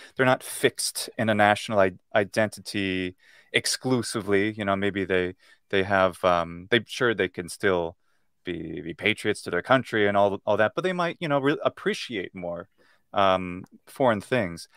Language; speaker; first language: English; native; English